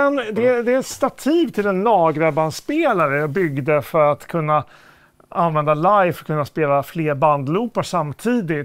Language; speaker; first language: Swedish; native; Swedish